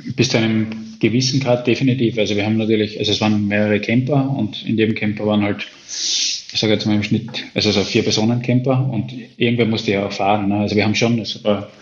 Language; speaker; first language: German; native; German